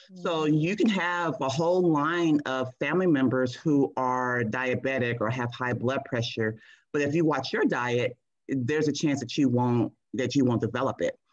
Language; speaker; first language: English; native; English